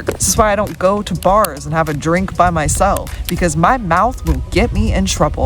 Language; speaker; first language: English; native; English